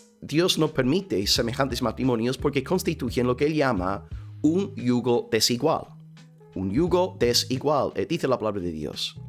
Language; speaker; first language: Spanish; non-native, fluent; English